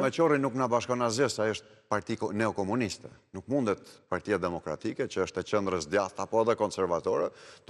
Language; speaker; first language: Albanian; native; Albanian